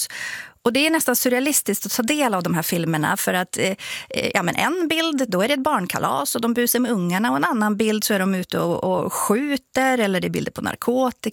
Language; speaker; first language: Swedish; native; Swedish